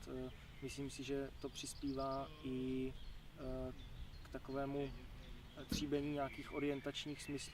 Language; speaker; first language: Czech; native; Czech